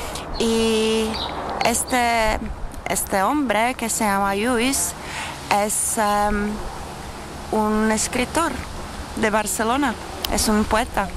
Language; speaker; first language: Spanish; non-native, fluent; Czech